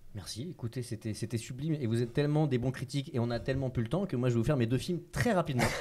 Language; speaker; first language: French; native; French